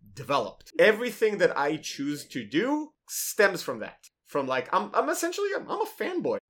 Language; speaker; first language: English; non-native, fluent; Hebrew